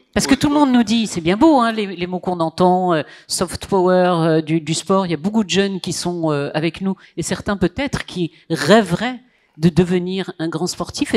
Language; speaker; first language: French; non-native, local second language; Arabic